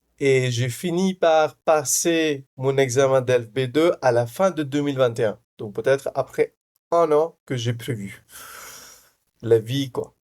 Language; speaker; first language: French; non-native, fluent; Hindi